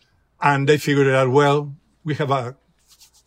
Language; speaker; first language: English; non-native, fluent; Spanish